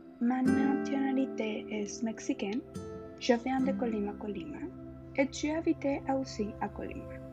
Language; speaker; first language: French; non-native, learner; Spanish